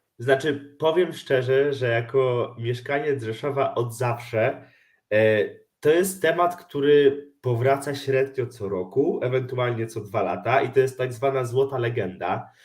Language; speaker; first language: Polish; native; Polish